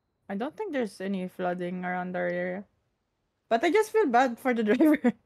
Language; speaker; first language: English; non-native, local second language; Filipino